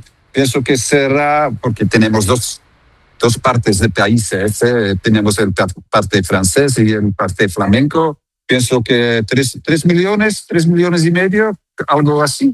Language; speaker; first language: Spanish; non-native, fluent; Dutch